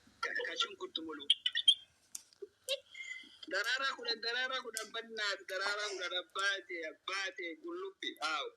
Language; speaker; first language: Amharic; non-native, local second language; Oromo